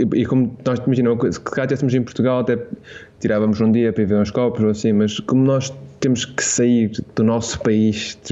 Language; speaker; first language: Portuguese; native; Portuguese